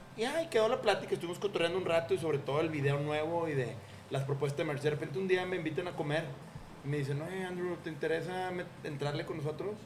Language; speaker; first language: Spanish; native; Spanish